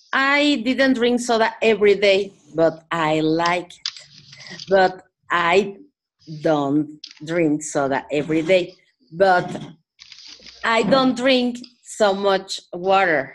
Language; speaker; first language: English; non-native, learner; Spanish